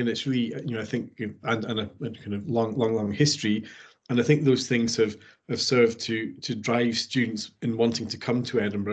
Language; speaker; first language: English; native; English